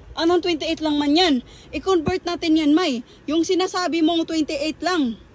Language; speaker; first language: Filipino; non-native, local second language; Cebuano